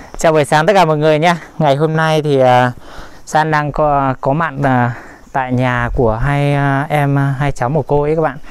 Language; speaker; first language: Vietnamese; non-native, local second language; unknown